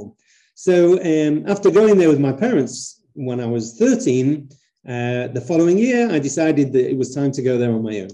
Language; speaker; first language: English; native; English